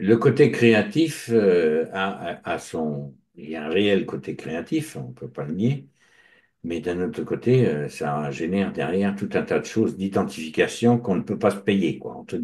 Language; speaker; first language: French; native; French